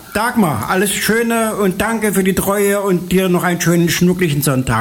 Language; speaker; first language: German; native; German